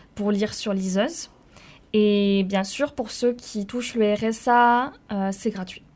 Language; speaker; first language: French; native; French